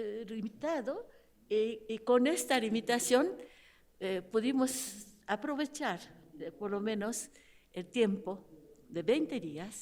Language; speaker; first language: Spanish; non-native, fluent; Japanese